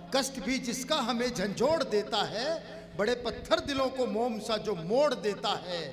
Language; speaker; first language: Hindi; native; Hindi